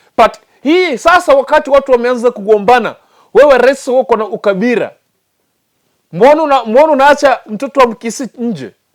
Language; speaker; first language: Swahili; non-native, local second language; Gusii